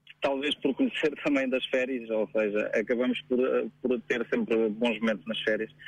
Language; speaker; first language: Portuguese; early bilingual, heritage; Portuguese